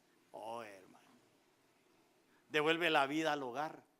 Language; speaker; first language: Spanish; native; Spanish